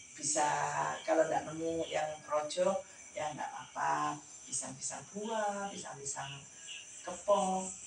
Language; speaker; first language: Indonesian; non-native, local second language; Javanese